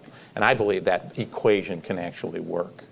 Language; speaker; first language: English; native; English